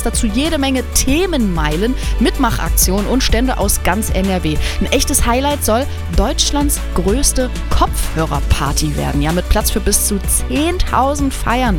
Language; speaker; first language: German; native; German